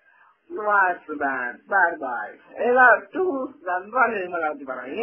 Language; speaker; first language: English; non-native, learner; Malayalam